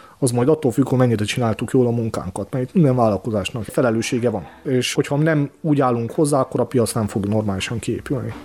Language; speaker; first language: Hungarian; native; Hungarian